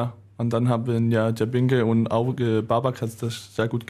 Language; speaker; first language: German; non-native, learner; Danish